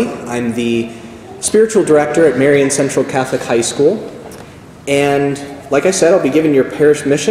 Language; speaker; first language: English; native; English